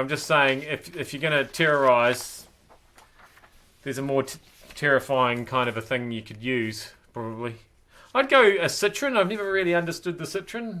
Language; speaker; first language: English; native; English